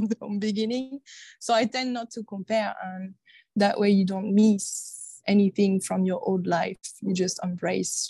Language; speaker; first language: English; non-native, fluent; French